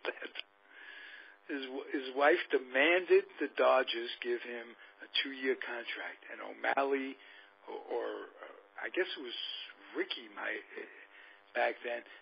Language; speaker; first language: English; native; English